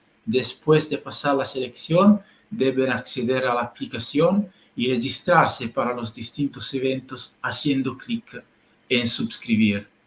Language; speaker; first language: Spanish; non-native, learner; Italian